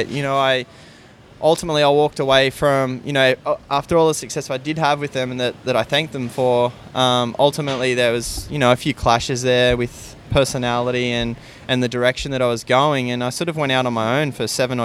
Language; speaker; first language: English; native; English